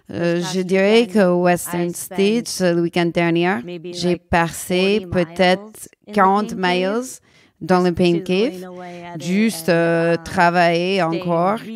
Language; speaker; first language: French; non-native, learner; English